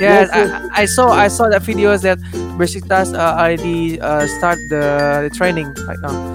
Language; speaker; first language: English; non-native, learner; Indonesian